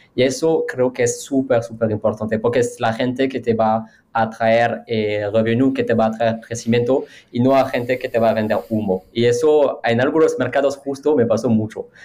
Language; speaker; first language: Spanish; non-native, fluent; French